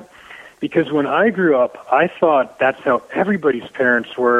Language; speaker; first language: English; native; English